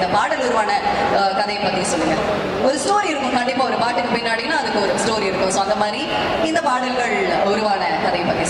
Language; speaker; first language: Tamil; native; Tamil